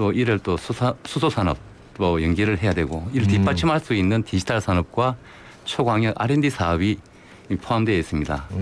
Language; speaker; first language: Korean; native; Korean